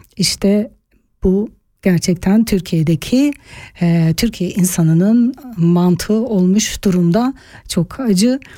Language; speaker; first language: Turkish; native; Turkish